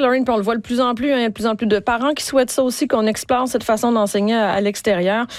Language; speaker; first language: French; native; French